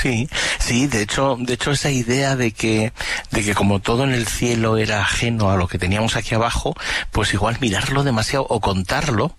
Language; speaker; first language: Spanish; native; Spanish